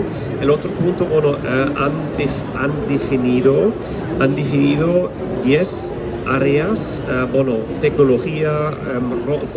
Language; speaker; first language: Spanish; non-native, fluent; German